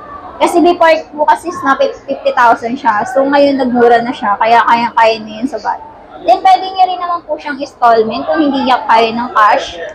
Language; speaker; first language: Filipino; native; Filipino